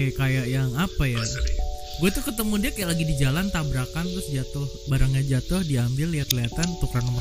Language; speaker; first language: Indonesian; native; Indonesian